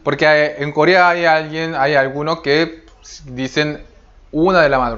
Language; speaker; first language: Spanish; non-native, fluent; Korean